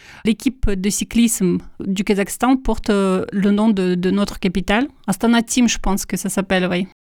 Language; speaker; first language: French; non-native, fluent; Russian